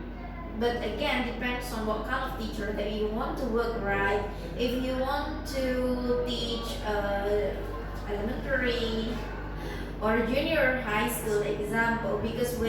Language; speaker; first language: English; non-native, fluent; Indonesian